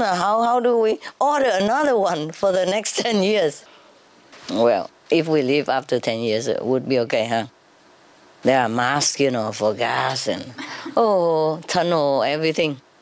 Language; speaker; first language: English; non-native, fluent; Vietnamese